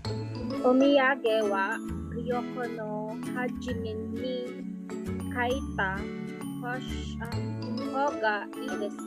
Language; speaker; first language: Japanese; non-native, learner; Filipino